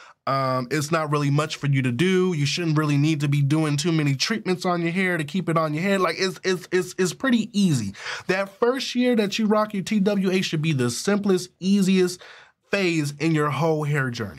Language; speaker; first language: English; native; English